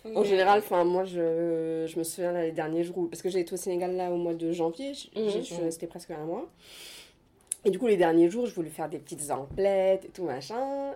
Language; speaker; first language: French; native; French